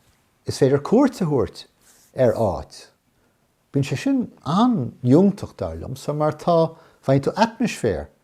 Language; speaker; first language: Irish; non-native, local second language; English